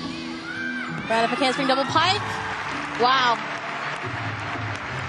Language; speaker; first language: English; native; English